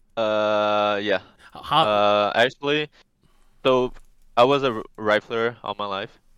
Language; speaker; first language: English; non-native, fluent; Portuguese